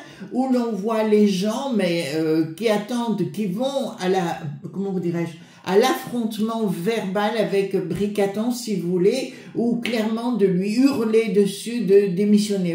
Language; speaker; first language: French; native; French